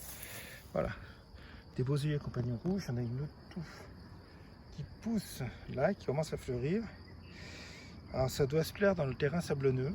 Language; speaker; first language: French; native; French